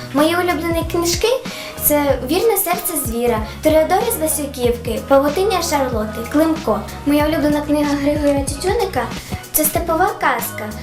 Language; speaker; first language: Ukrainian; non-native, local second language; Russian